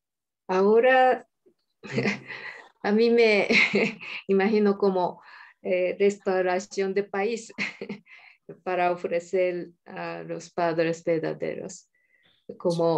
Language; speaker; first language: Spanish; non-native, learner; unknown